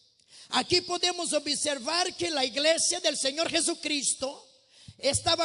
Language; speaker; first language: Spanish; non-native, fluent; Portuguese